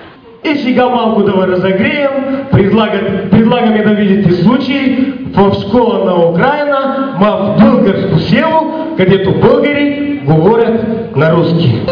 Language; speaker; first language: Bulgarian; early bilingual, heritage; Bulgarian